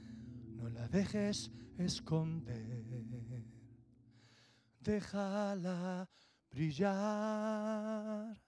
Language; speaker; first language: Spanish; native; Spanish